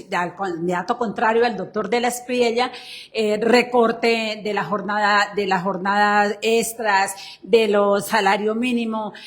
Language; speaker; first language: Spanish; native; Spanish